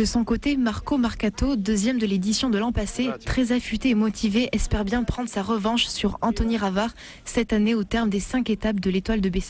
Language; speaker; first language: French; native; French